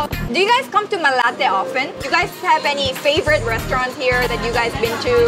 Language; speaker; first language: English; non-native, local second language; Korean